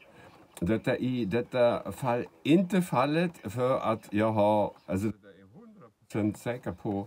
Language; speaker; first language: Swedish; non-native, fluent; German